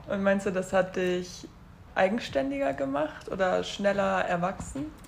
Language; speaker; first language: German; native; German